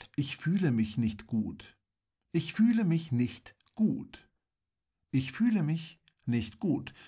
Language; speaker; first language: German; non-native, fluent; Polish